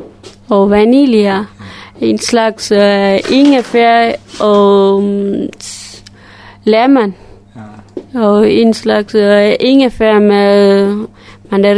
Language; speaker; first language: Danish; non-native, learner; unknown